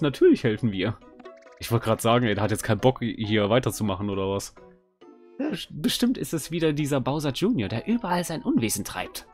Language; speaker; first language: German; native; German